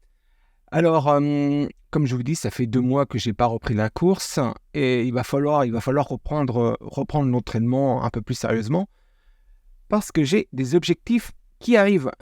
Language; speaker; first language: French; native; French